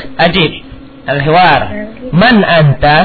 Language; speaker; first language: Arabic; non-native, fluent; Indonesian